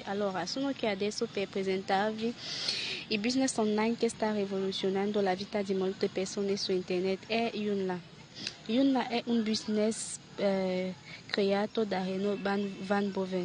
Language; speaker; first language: Italian; non-native, learner; French